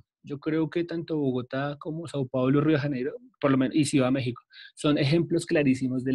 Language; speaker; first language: Spanish; native; Spanish